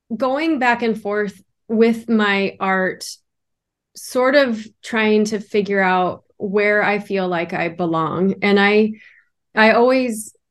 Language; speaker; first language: English; native; English